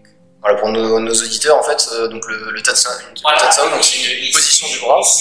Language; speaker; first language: French; native; French